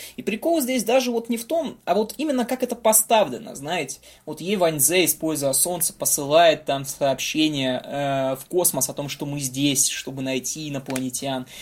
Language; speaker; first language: Russian; native; Russian